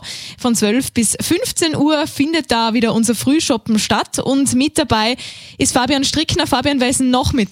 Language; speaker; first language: German; native; German